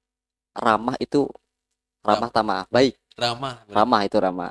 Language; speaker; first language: Indonesian; native; Indonesian